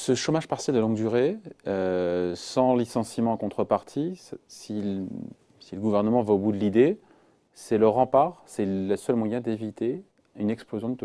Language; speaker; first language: French; native; French